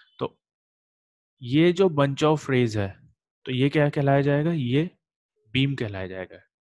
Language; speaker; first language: Hindi; native; Hindi